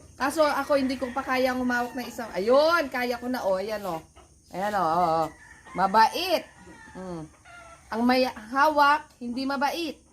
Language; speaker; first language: Filipino; non-native, local second language; Pampanga